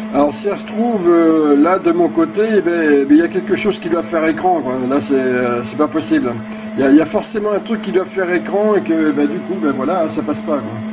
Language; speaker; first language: French; native; French